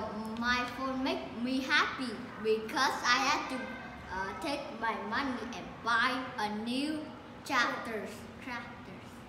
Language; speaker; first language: English; non-native, learner; Vietnamese